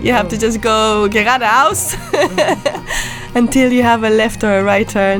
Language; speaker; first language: English; non-native, fluent; Hebrew